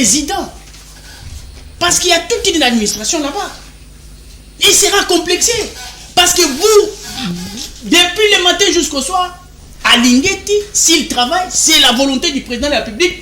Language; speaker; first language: French; non-native, local second language; Lingala